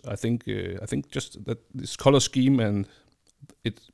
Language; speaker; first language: English; non-native, fluent; Danish